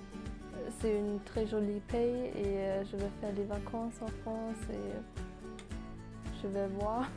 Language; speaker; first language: French; non-native, fluent; German